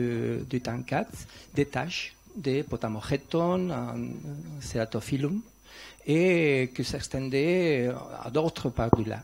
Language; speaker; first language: French; non-native, learner; Spanish